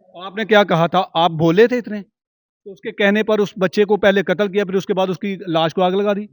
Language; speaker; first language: Urdu; non-native, local second language; Punjabi